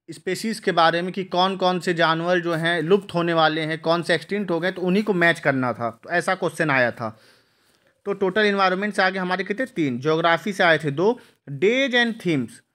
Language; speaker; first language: Hindi; native; Hindi